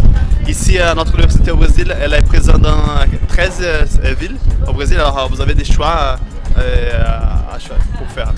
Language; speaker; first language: French; non-native, fluent; Portuguese